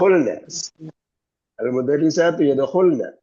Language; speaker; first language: Arabic; non-native, fluent; Malayalam